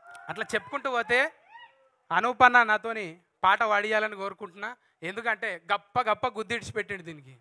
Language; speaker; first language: Telugu; native; Telugu